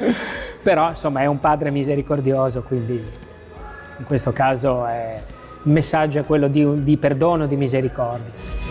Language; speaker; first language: Italian; native; Italian